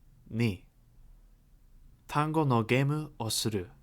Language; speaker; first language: Japanese; non-native, learner; English